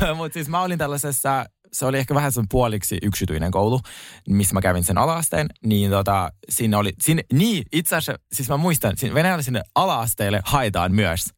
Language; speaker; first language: Finnish; early bilingual, other home language; Russian